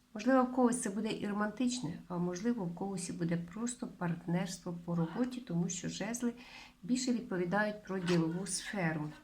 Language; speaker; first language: Ukrainian; non-native, local second language; Russian